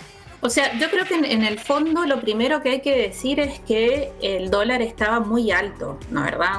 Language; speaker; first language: Spanish; native; Spanish